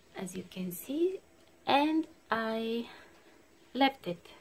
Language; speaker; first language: English; non-native, fluent; Bulgarian